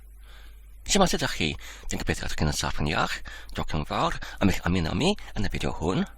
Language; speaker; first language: Welsh; non-native, learner; Polish